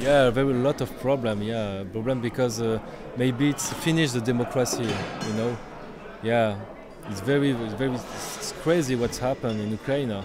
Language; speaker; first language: English; non-native, learner; French